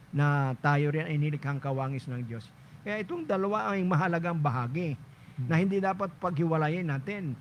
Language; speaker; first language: Filipino; non-native, local second language; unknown